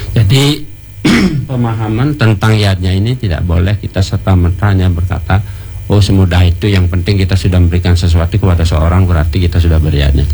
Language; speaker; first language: Malay; non-native, local second language; Balinese